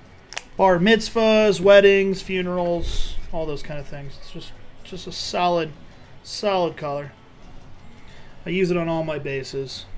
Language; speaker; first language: English; native; English